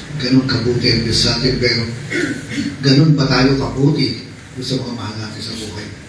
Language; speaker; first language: Filipino; native; Filipino